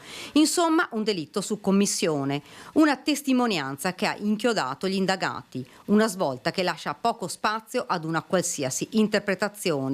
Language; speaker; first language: Italian; native; Italian